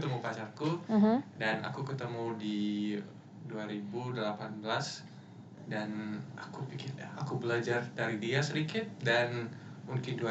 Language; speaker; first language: Indonesian; non-native, fluent; English